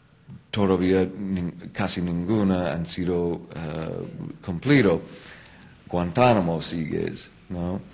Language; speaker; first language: Spanish; non-native, fluent; English